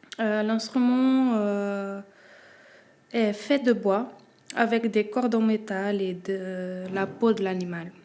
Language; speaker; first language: French; early bilingual, other home language; Portuguese